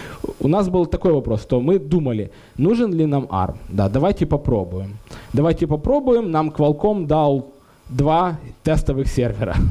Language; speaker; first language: Russian; native; Russian